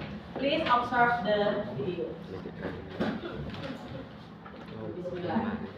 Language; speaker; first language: English; non-native, learner; Indonesian